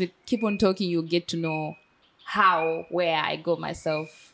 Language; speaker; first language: English; non-native, local second language; Swahili